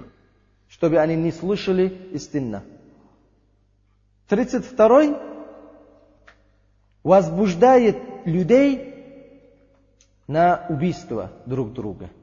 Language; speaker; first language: Russian; non-native, learner; Uzbek